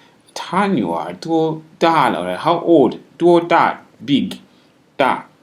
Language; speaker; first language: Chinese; non-native, learner; English